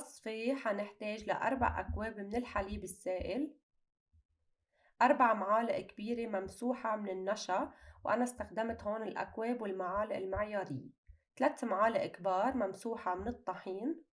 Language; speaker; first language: Arabic; native; Arabic